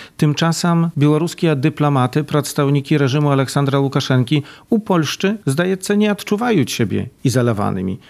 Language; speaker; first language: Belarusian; early bilingual, heritage; Belarusian